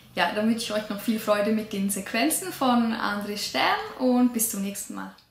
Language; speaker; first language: German; native; German